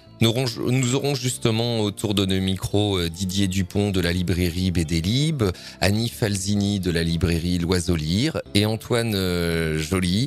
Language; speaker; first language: French; native; French